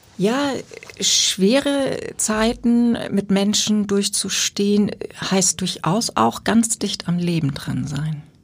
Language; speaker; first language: German; native; German